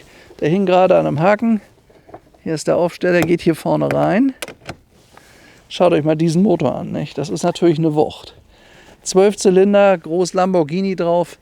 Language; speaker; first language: German; native; German